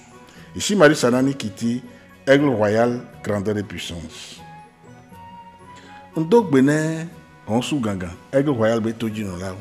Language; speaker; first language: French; non-native, local second language; Ewe